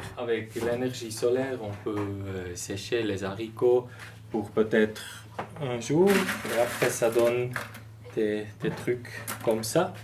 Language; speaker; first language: French; non-native, local second language; German